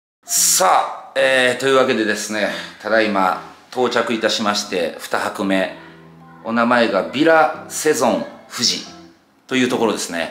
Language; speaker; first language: Japanese; native; Japanese